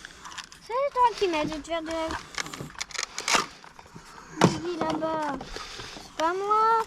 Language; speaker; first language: French; native; French